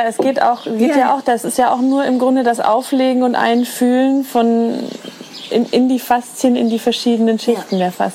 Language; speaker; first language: German; native; German